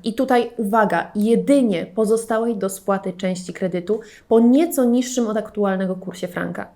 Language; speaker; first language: Polish; native; Polish